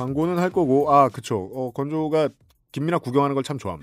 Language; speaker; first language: Korean; native; Korean